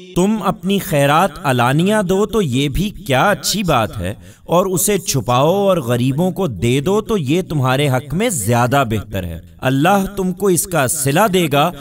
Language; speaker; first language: Urdu; non-native, local second language; Punjabi